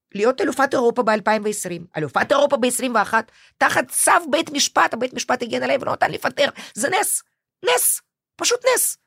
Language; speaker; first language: Hebrew; non-native, fluent; Russian